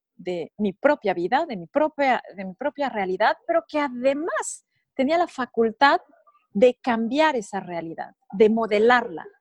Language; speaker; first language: Spanish; native; Spanish